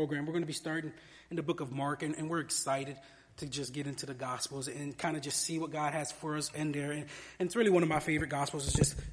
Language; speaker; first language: English; native; English